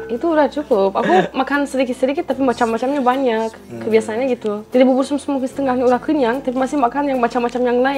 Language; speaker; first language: Indonesian; non-native, fluent; Turkish